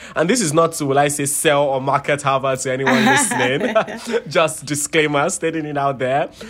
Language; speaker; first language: English; non-native, local second language; Yoruba